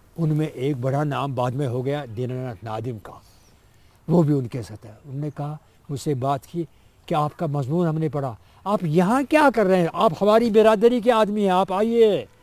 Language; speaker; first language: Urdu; non-native, local second language; Kashmiri